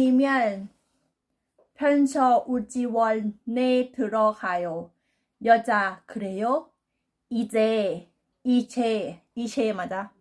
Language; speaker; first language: Korean; non-native, learner; Thai